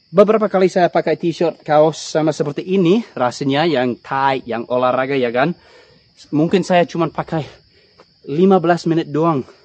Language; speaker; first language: Indonesian; non-native, fluent; English